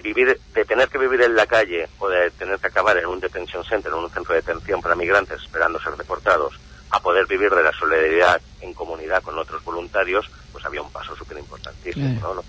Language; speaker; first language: Spanish; native; Spanish